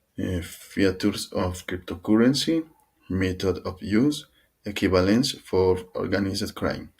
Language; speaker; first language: English; non-native, learner; Spanish